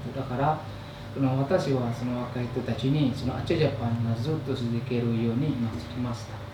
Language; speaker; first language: Japanese; non-native, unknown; Indonesian